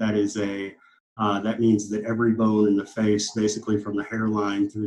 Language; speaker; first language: English; native; English